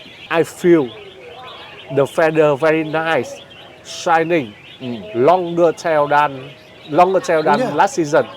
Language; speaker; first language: English; non-native, learner; Vietnamese